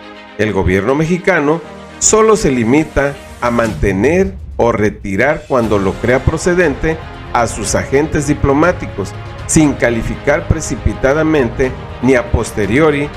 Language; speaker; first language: Spanish; native; Spanish